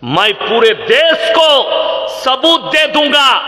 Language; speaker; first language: Hindi; non-native, local second language; Bangla